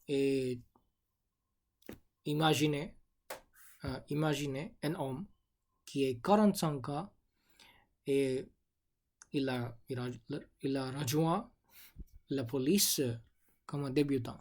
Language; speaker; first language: French; non-native, learner; English